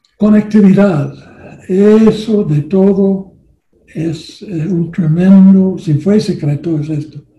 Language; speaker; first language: Spanish; non-native, learner; English